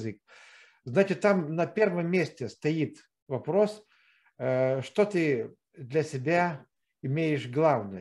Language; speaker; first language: Russian; non-native, fluent; Lithuanian